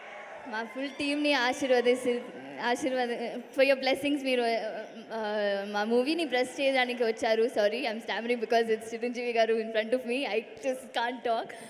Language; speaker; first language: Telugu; non-native, learner; Tamil